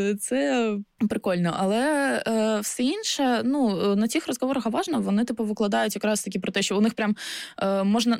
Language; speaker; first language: Ukrainian; non-native, local second language; Russian